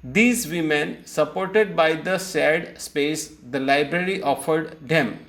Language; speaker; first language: English; non-native, local second language; Gujarati